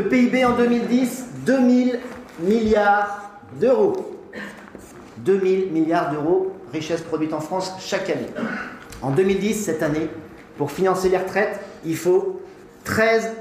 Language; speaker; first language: French; native; French